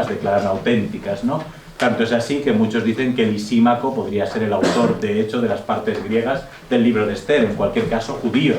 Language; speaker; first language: Spanish; native; Spanish